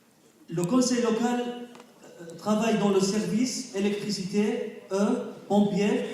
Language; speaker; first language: French; non-native, fluent; Arabic